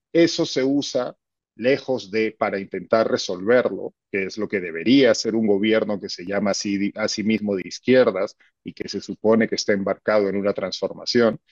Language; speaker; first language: Spanish; native; Spanish